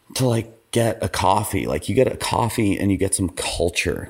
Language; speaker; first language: English; native; English